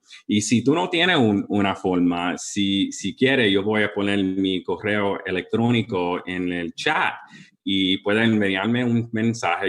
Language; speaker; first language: Spanish; early bilingual, heritage; English